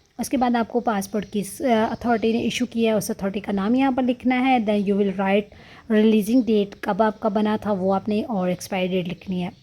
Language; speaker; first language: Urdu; native; Urdu